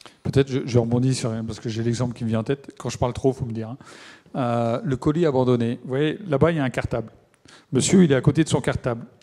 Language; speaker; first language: French; native; French